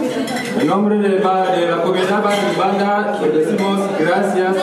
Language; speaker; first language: Spanish; non-native, learner; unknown